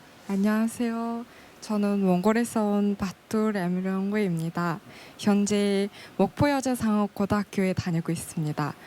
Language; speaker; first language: Korean; non-native, fluent; Mongolian